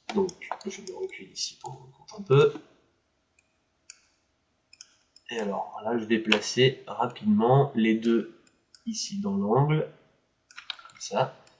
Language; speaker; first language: French; native; French